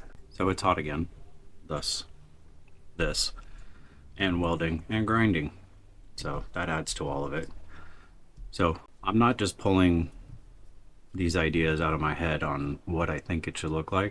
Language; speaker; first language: English; native; English